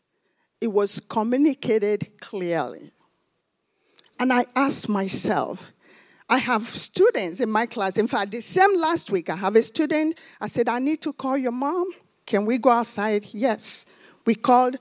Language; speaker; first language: English; non-native, local second language; Igbo